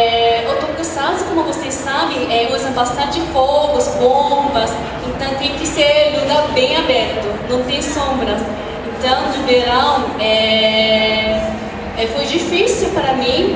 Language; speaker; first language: Portuguese; non-native, fluent; Japanese